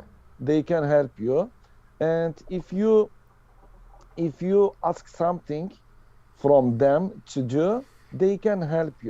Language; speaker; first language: English; non-native, learner; Turkish